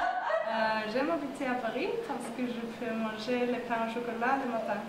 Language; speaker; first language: French; non-native, fluent; Norwegian